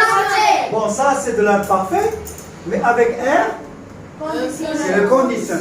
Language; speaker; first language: French; non-native, local second language; Arabic